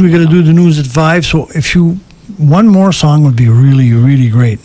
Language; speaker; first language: English; early bilingual, other home language; French